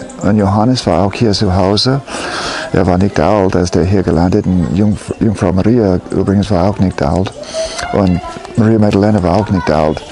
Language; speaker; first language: German; non-native, fluent; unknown